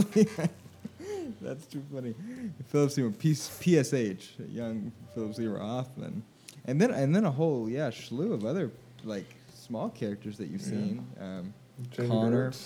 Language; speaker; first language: English; native; English